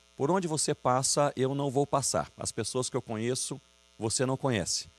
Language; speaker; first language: Portuguese; native; Portuguese